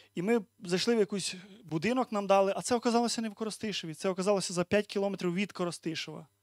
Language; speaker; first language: Ukrainian; native; Ukrainian